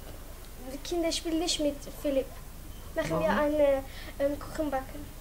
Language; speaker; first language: German; non-native, learner; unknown